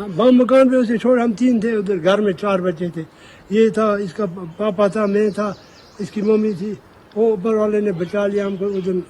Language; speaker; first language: Urdu; non-native, local second language; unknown